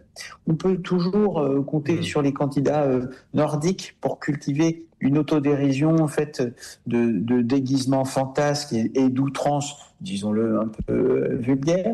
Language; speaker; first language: French; native; French